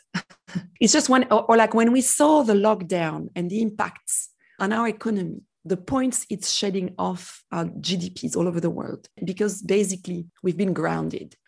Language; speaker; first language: English; non-native, fluent; French